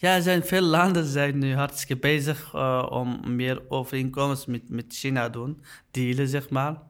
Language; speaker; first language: Dutch; non-native, learner; Uyghur